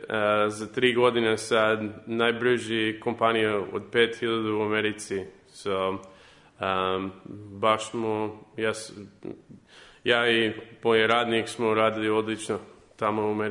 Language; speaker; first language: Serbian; early bilingual, heritage; English